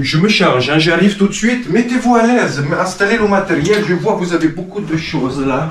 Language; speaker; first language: French; non-native, fluent; Romanian